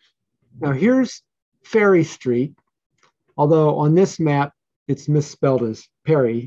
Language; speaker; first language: English; native; English